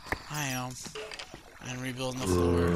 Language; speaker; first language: English; native; English